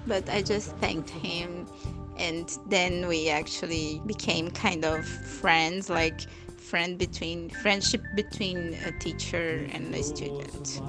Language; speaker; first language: English; non-native, fluent; Portuguese